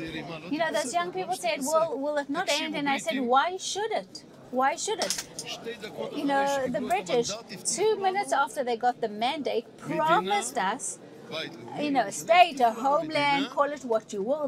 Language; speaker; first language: English; non-native, fluent; Hebrew